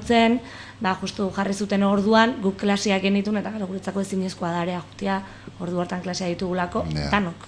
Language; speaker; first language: Basque; native; Basque